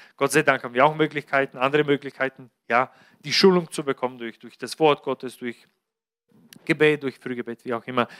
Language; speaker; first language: German; non-native, fluent; Bulgarian